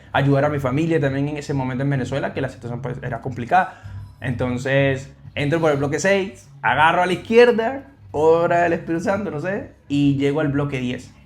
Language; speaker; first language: Spanish; native; Spanish